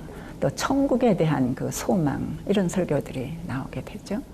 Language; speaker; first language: Korean; native; Korean